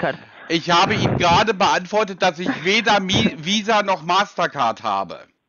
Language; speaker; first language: German; native; German